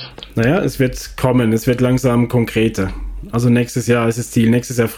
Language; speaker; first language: German; native; German